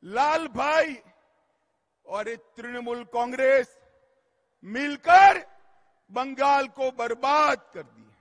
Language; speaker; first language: Hindi; non-native, local second language; Gujarati